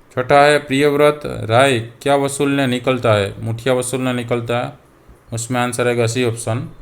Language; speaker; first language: Hindi; non-native, local second language; Gujarati